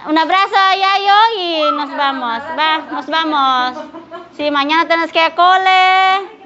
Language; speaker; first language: Spanish; non-native, learner; Indonesian